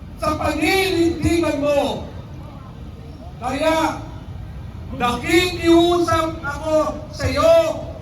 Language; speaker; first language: Filipino; native; Filipino